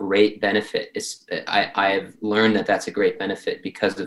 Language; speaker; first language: English; native; English